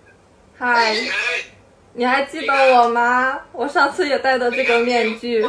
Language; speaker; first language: Chinese; non-native, learner; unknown